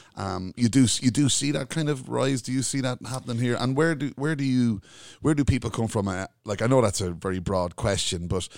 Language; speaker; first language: English; native; English